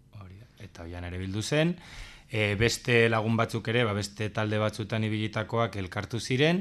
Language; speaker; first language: Basque; non-native, local second language; Spanish